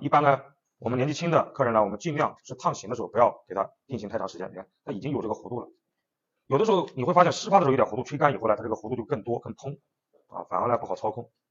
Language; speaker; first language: Chinese; native; Chinese